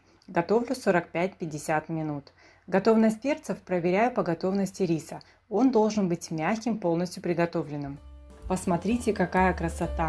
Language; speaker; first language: Russian; native; Russian